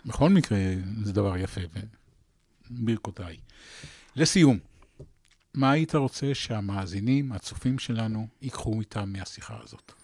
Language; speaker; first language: Hebrew; native; Hebrew